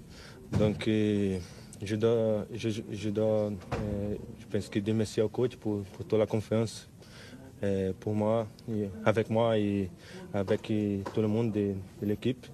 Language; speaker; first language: French; non-native, learner; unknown